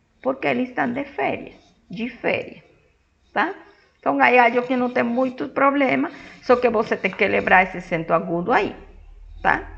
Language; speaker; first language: Portuguese; non-native, fluent; Spanish